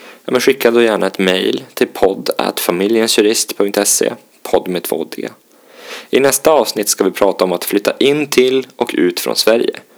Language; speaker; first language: Swedish; native; Swedish